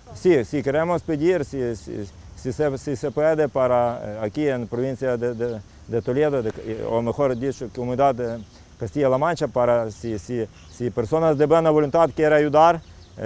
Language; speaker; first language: Spanish; non-native, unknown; Ukrainian